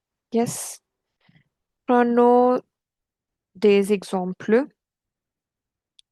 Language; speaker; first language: French; non-native, fluent; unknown